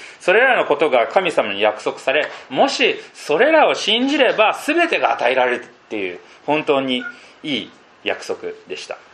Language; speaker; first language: Japanese; non-native, fluent; Filipino